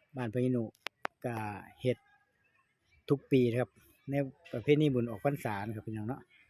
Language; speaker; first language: Thai; native; Thai